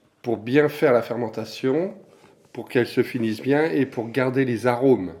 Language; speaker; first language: French; native; French